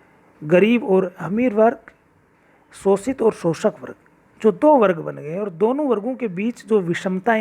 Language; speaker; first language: Hindi; native; Hindi